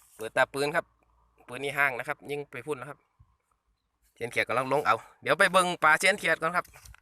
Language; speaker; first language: Thai; native; Thai